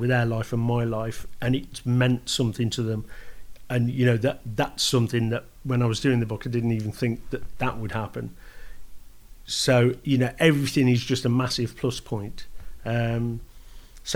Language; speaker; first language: English; native; English